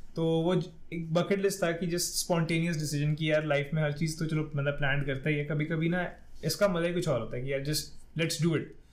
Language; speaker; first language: Hindi; non-native, local second language; Punjabi